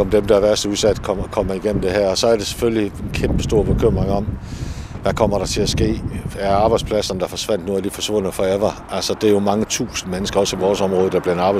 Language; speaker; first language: Danish; native; Danish